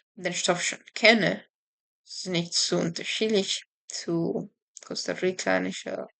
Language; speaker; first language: German; non-native, learner; Spanish